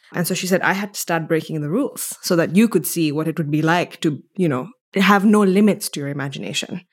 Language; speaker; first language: English; native; English